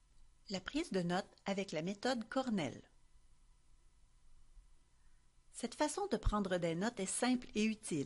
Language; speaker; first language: French; native; French